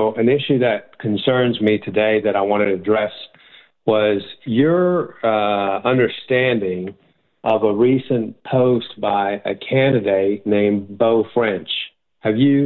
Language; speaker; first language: English; native; English